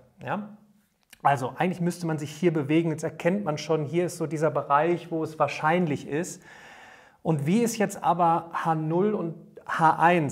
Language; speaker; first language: German; native; German